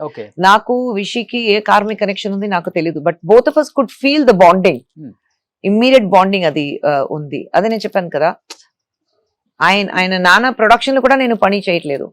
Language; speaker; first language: Telugu; non-native, fluent; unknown